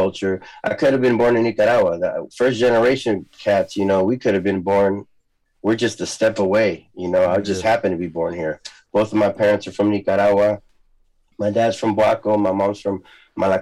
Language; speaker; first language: English; early bilingual, other home language; Spanish